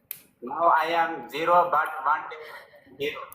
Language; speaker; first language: English; non-native, learner; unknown